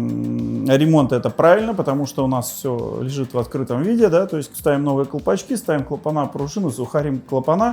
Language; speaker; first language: Russian; native; Russian